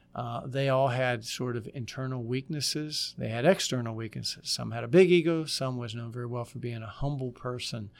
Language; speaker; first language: English; native; English